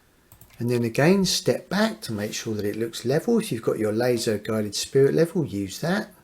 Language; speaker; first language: English; native; English